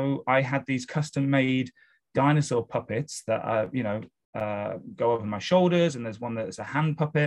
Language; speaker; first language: English; native; English